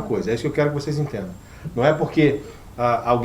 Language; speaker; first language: Portuguese; native; Portuguese